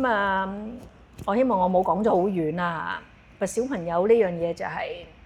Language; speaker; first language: Cantonese; native; Cantonese